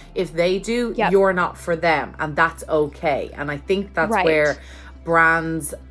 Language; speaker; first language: English; native; English